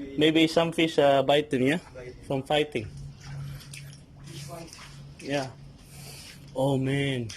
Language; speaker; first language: English; non-native, local second language; Filipino